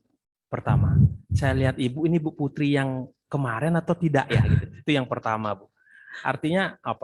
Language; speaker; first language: Indonesian; native; Indonesian